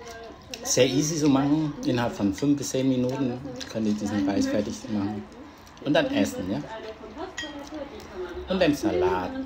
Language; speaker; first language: German; non-native, learner; Vietnamese